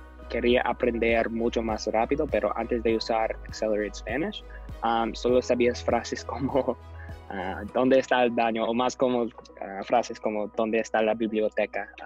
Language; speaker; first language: Spanish; non-native, learner; English